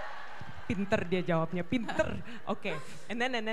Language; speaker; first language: Indonesian; native; Indonesian